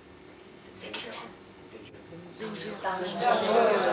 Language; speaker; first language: French; non-native, learner; Russian